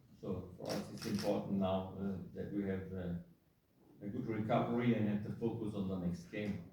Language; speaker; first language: English; non-native, fluent; German